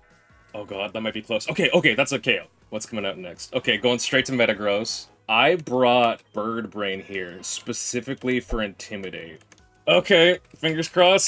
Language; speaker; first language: English; native; English